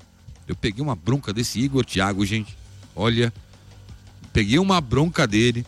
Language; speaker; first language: Portuguese; native; Portuguese